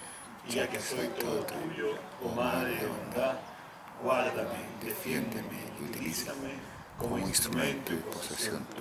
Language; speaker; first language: Spanish; native; Spanish